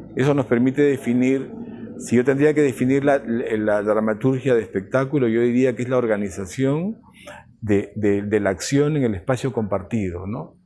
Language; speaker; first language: Spanish; native; Spanish